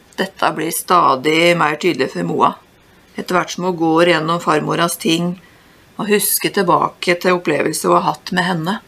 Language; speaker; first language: Norwegian; native; Norwegian